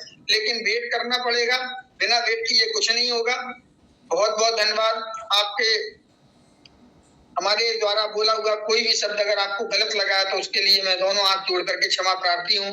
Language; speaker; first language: Hindi; native; Hindi